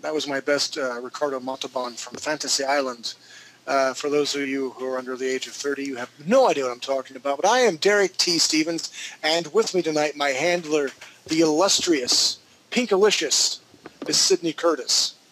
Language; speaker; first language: English; native; English